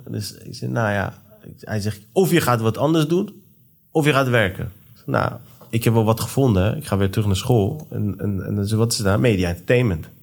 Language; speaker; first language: Dutch; early bilingual, other home language; Persian